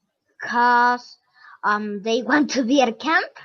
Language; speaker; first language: English; non-native, learner; Spanish